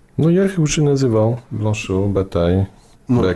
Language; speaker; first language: Russian; non-native, fluent; English